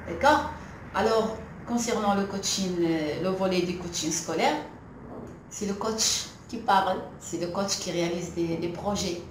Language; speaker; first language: French; non-native, local second language; Arabic